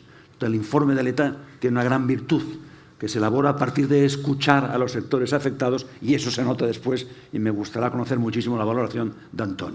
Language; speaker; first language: Spanish; native; Spanish